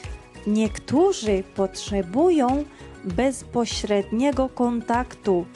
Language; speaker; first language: Polish; non-native, fluent; Georgian